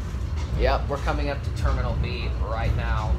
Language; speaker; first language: English; native; English